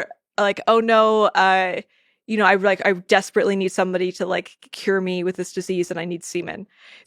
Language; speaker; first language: English; native; English